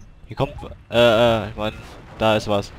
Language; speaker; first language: German; native; German